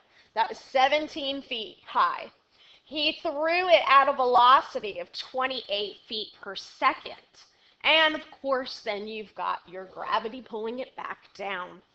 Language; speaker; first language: English; native; English